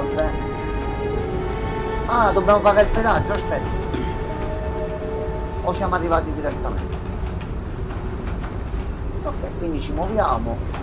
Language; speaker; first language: Italian; native; Italian